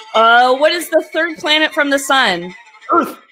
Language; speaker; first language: English; native; English